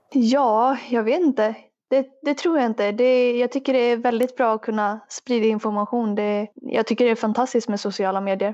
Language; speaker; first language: Swedish; native; Swedish